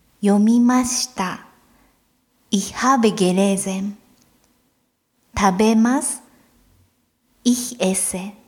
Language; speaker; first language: German; non-native, fluent; Japanese